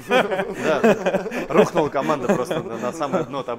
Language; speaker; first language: Russian; native; Russian